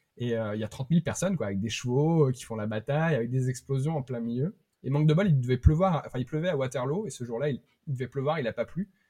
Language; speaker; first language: French; native; French